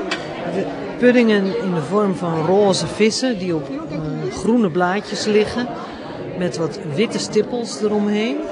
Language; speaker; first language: Dutch; native; Dutch